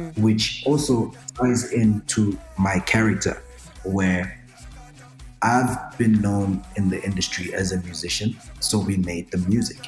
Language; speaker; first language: English; non-native, local second language; Zulu